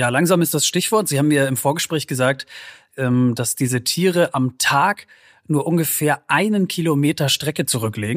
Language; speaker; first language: German; native; German